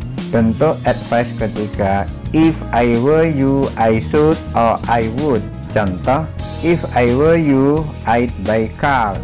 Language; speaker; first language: English; non-native, fluent; Indonesian